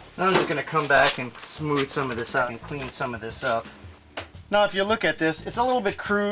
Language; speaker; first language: English; native; English